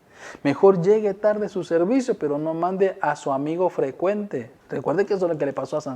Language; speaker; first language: Spanish; native; Spanish